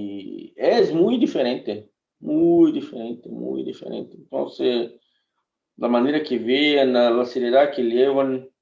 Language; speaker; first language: Spanish; non-native, fluent; Portuguese